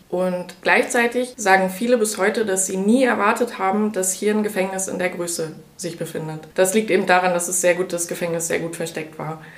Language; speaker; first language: German; native; German